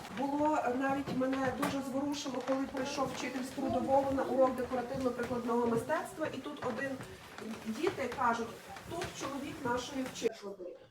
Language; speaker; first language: Ukrainian; native; Ukrainian